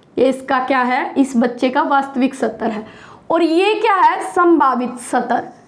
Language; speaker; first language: Hindi; native; Hindi